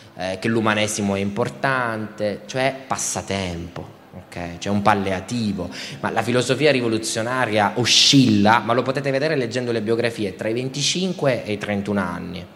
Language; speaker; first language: Italian; native; Italian